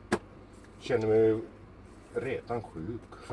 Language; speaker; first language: Swedish; native; Swedish